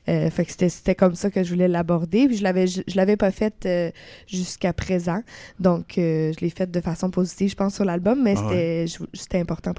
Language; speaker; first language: French; native; French